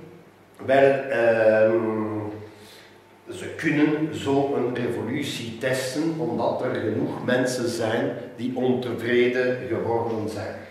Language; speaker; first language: Dutch; non-native, local second language; French